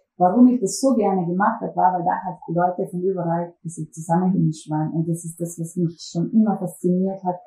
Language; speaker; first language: German; non-native, fluent; Slovenian